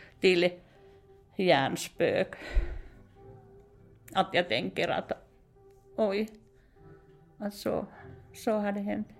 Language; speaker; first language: Swedish; non-native, fluent; Finnish